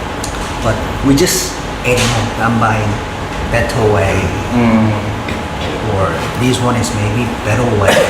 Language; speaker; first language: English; non-native, fluent; Indonesian